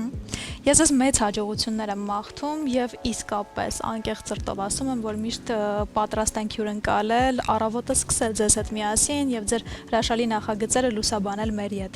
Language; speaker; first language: Armenian; native; Armenian